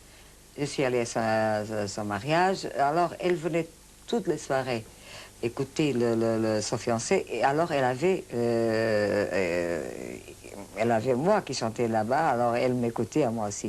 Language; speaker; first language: French; non-native, fluent; Portuguese